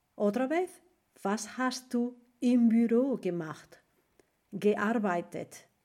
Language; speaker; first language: German; non-native, fluent; Spanish